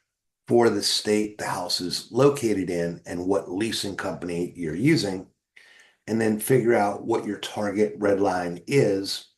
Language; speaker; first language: English; native; English